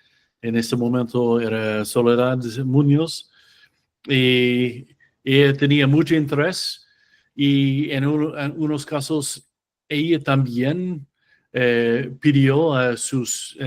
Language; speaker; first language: Spanish; non-native, fluent; English